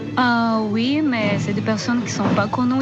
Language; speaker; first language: French; non-native, learner; Portuguese